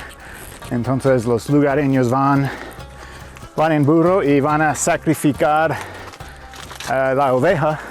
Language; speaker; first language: Spanish; non-native, fluent; English